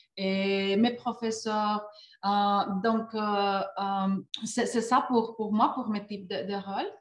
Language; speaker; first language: French; non-native, fluent; Spanish